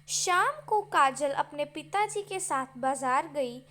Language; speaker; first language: Hindi; non-native, local second language; Punjabi